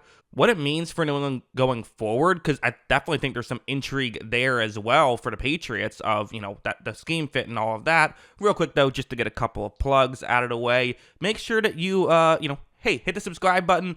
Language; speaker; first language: English; native; English